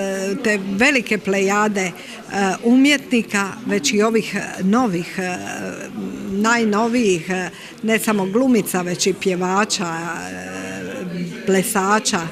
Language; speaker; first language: Croatian; native; Croatian